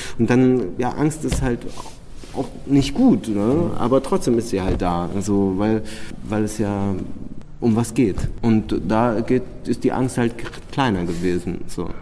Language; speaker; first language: German; early bilingual, other home language; Czech